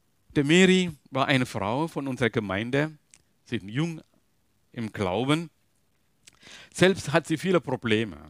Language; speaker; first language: German; non-native, learner; Tamil